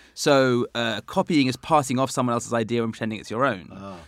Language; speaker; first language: English; native; English